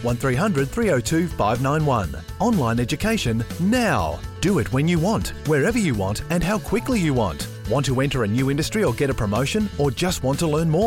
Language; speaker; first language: English; native; English